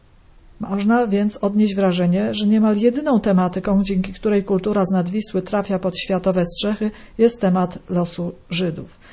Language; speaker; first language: Polish; native; Polish